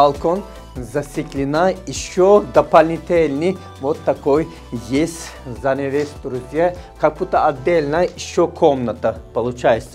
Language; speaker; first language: Russian; non-native, fluent; Turkish